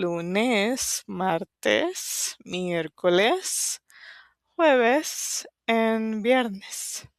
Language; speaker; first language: Spanish; non-native, fluent; English